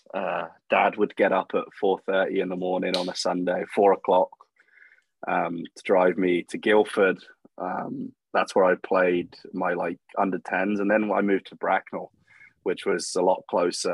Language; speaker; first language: English; native; English